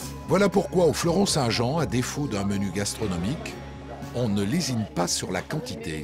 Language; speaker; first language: French; native; French